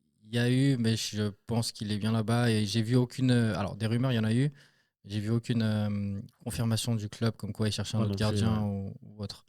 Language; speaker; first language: French; native; French